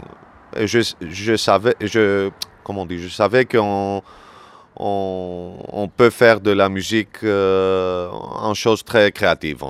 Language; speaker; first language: French; non-native, learner; Greek